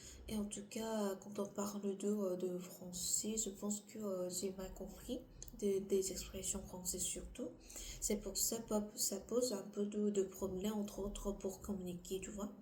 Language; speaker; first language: French; non-native, learner; Korean